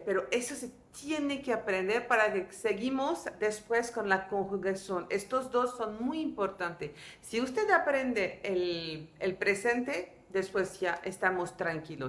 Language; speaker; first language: Spanish; non-native, fluent; French